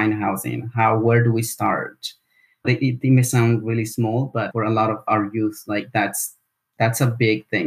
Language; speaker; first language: English; non-native, fluent; Spanish